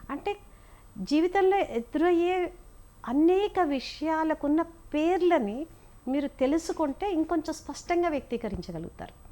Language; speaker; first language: Telugu; native; Telugu